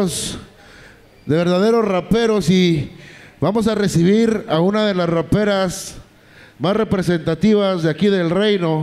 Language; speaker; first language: Spanish; native; Spanish